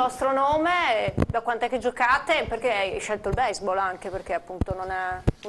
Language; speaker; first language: Italian; native; Italian